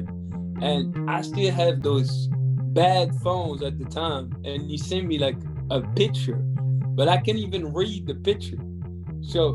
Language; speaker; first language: English; non-native, fluent; French